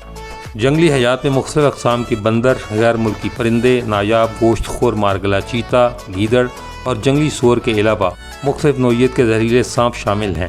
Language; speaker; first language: Urdu; native; Urdu